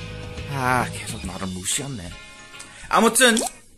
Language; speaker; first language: Korean; non-native, learner; English